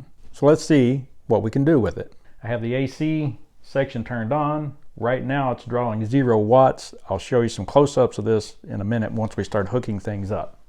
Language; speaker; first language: English; native; English